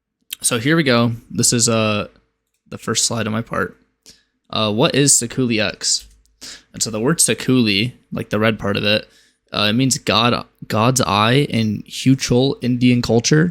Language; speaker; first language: English; native; English